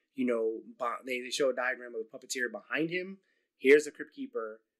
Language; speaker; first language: English; native; English